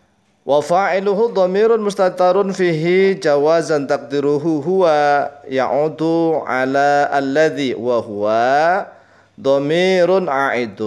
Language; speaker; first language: Arabic; non-native, fluent; Indonesian